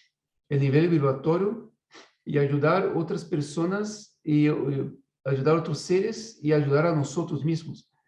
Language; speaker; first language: Spanish; non-native, fluent; Portuguese